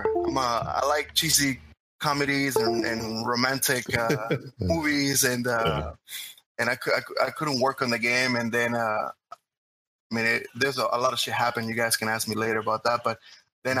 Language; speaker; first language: English; non-native, fluent; Spanish